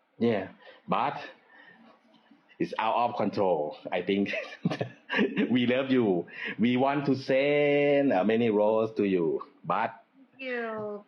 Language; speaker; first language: English; non-native, learner; Thai